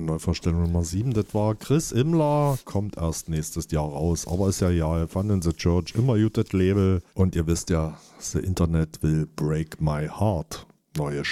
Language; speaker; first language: German; native; German